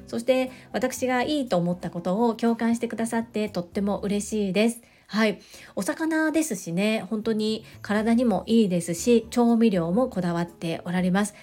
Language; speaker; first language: Japanese; native; Japanese